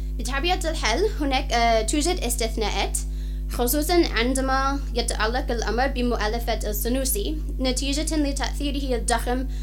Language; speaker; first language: Arabic; non-native, fluent; English